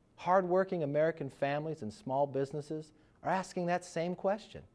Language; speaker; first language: English; native; English